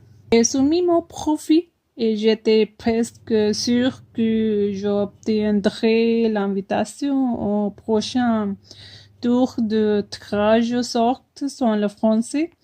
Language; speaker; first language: French; non-native, fluent; Punjabi